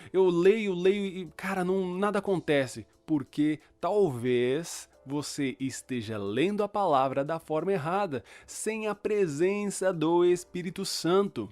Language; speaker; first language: Portuguese; early bilingual, other home language; Spanish